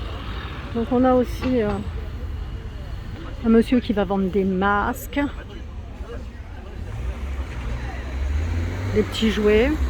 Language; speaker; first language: French; native; French